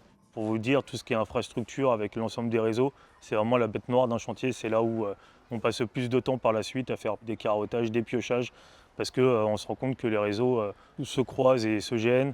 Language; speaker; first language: French; native; French